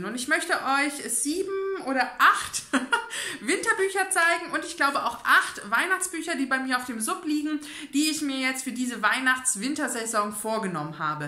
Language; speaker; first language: German; native; German